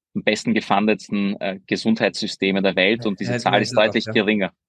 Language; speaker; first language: German; early bilingual, other home language; Hungarian